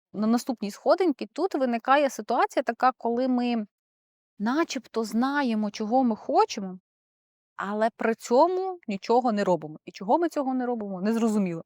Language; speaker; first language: Ukrainian; non-native, local second language; Russian